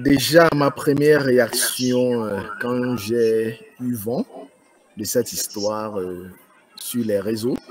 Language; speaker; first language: French; non-native, fluent; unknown